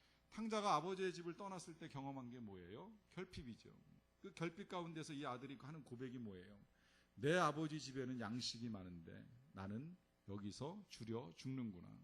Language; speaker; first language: Korean; native; Korean